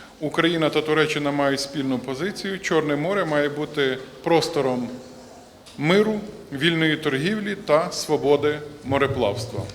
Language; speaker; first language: Ukrainian; native; Ukrainian